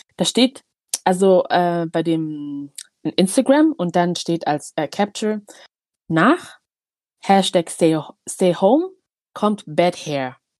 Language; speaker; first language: German; early bilingual, other home language; Tigrinya